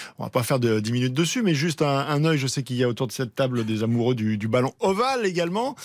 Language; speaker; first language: French; native; French